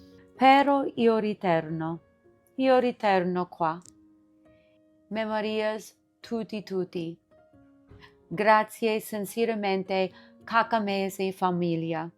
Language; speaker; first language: Italian; non-native, learner; English